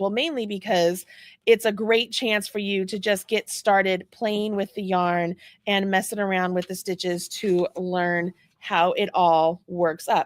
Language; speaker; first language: English; native; English